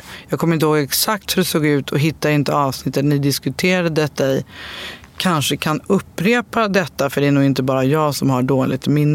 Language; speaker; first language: Swedish; native; Swedish